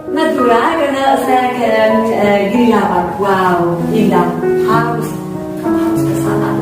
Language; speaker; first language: Indonesian; non-native, fluent; Polish